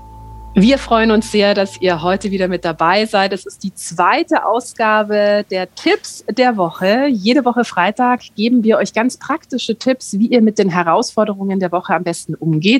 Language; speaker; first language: German; native; German